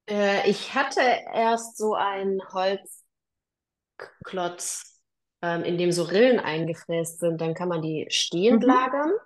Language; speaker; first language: German; native; German